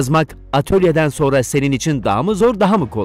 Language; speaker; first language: Turkish; native; Turkish